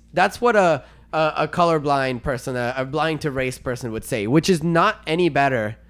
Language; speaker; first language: English; non-native, fluent; Spanish